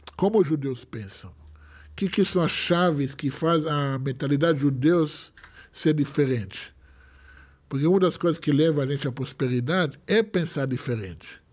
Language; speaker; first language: Portuguese; non-native, fluent; Hebrew